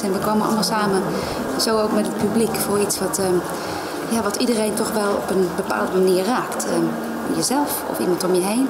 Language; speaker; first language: Dutch; native; Dutch